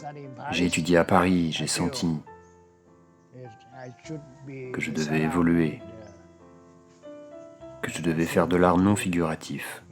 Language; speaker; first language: French; non-native, learner; Thai